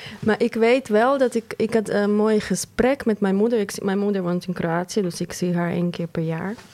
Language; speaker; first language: Dutch; non-native, fluent; Croatian